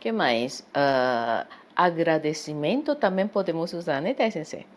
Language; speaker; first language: Portuguese; non-native, fluent; Japanese